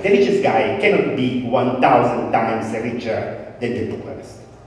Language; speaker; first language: English; non-native, fluent; Italian